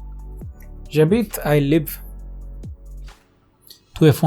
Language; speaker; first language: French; non-native, learner; Hindi